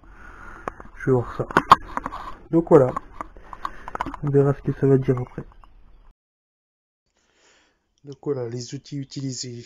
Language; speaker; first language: French; native; French